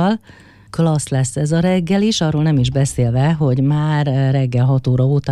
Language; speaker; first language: Hungarian; native; Hungarian